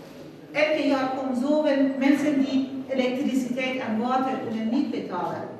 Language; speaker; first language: Dutch; non-native, fluent; Persian